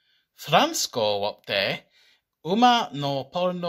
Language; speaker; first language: Japanese; non-native, learner; English